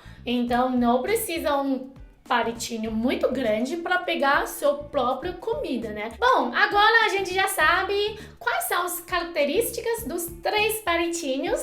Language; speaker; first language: Portuguese; non-native, fluent; Chinese